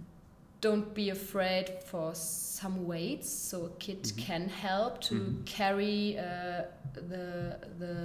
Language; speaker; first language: English; non-native, learner; German